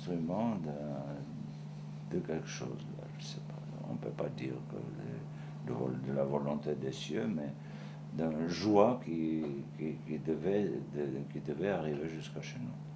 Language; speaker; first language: French; non-native, fluent; Georgian